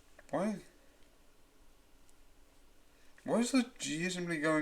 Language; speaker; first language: English; native; English